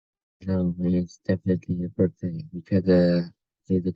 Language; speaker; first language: English; non-native, learner; Vietnamese